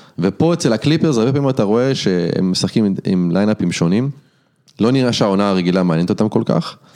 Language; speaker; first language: Hebrew; native; Hebrew